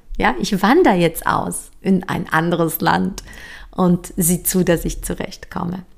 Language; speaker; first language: German; early bilingual, other home language; Polish